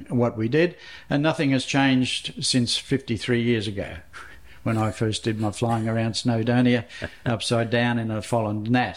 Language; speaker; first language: English; native; English